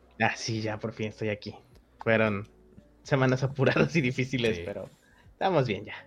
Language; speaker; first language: Spanish; native; Spanish